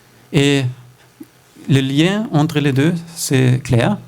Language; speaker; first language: French; non-native, fluent; German